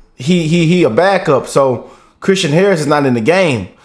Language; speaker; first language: English; native; English